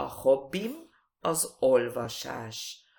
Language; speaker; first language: Hungarian; early bilingual, heritage; Spanish